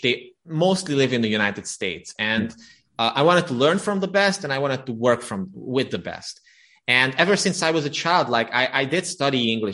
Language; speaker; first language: English; non-native, fluent; Romanian